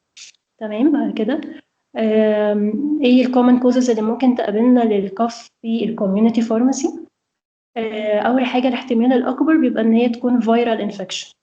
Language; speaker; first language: Arabic; native; Arabic